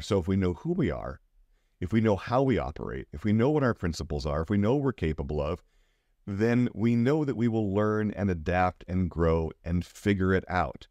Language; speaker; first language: English; native; English